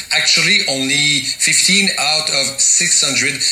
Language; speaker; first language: English; non-native, fluent; French